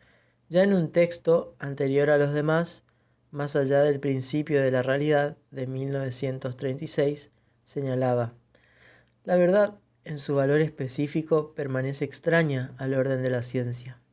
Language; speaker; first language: Spanish; native; Spanish